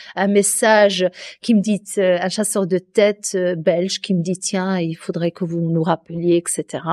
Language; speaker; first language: French; non-native, local second language; Arabic